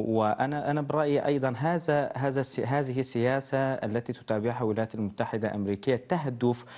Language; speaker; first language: Arabic; non-native, fluent; Turkish